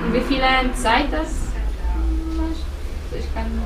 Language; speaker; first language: German; non-native, learner; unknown